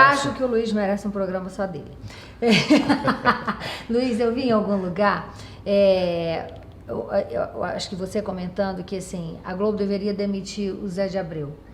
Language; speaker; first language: Portuguese; native; Portuguese